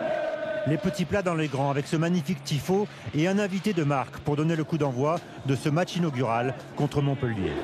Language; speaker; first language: French; native; French